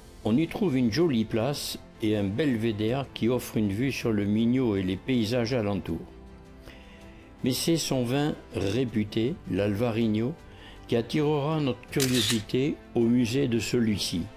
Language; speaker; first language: French; native; French